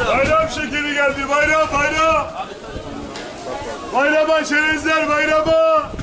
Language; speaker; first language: Turkish; native; Turkish